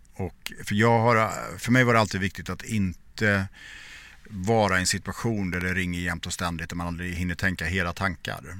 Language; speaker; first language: Swedish; native; Swedish